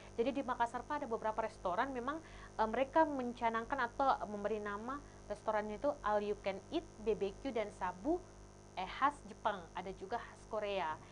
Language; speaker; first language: Indonesian; native; Indonesian